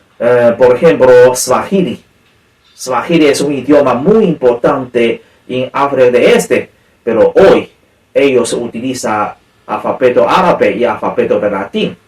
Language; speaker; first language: Spanish; non-native, learner; Chinese